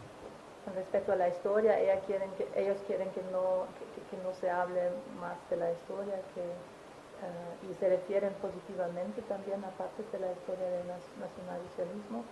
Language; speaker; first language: Spanish; non-native, fluent; German